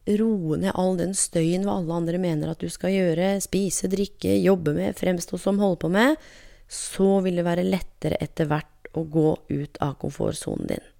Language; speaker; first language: Norwegian; native; Norwegian